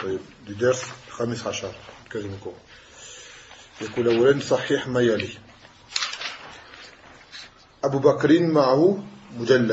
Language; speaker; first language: Arabic; non-native, fluent; French